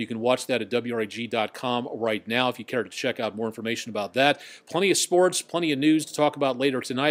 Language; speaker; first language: English; native; English